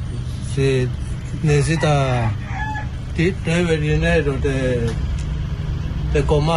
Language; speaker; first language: Spanish; non-native, learner; Chinese